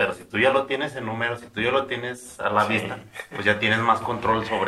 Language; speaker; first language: Spanish; native; Spanish